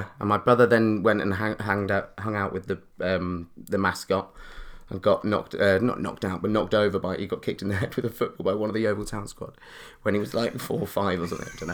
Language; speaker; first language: English; native; English